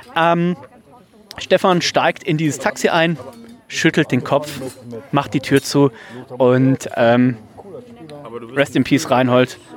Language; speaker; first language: German; native; German